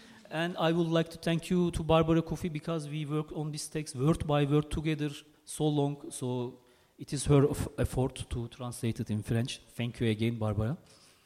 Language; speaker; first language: English; non-native, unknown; Turkish